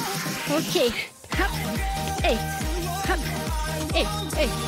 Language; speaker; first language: French; native; French